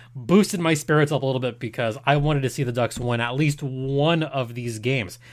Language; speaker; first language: English; early bilingual, other home language; Spanish